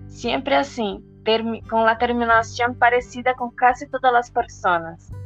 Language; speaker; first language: Spanish; non-native, fluent; Portuguese